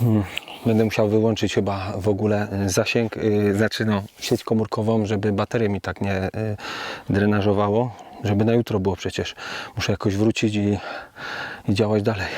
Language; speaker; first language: Polish; native; Polish